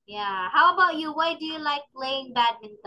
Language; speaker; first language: English; non-native, fluent; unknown